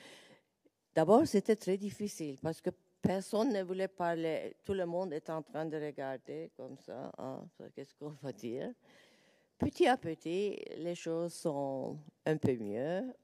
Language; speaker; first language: French; non-native, learner; Turkish